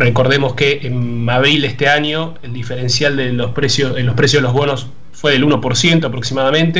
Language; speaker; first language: Spanish; native; Spanish